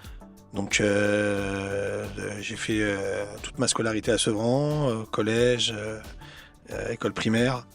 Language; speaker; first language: French; native; French